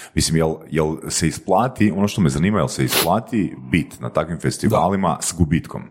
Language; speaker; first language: Croatian; native; Croatian